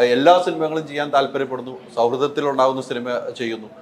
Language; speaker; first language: Malayalam; native; Malayalam